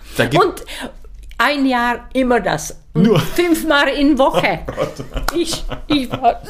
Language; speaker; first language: German; non-native, learner; Czech